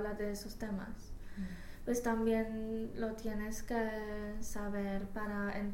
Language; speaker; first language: Spanish; non-native, fluent; English